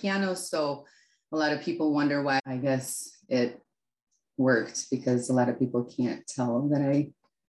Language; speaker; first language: English; non-native, fluent; Russian